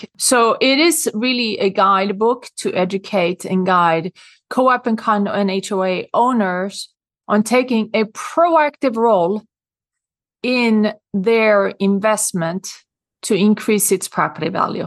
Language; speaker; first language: English; non-native, fluent; Swedish